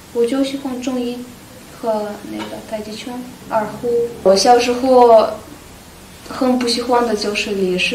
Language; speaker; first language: Chinese; non-native, fluent; Russian